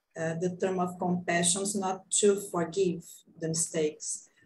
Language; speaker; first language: English; non-native, fluent; Portuguese